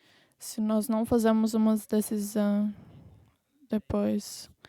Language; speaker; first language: Portuguese; non-native, fluent; English